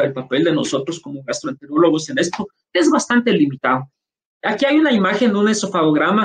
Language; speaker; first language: Spanish; native; Spanish